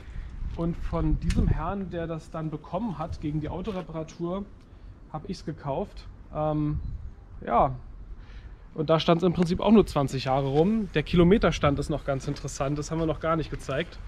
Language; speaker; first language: German; native; German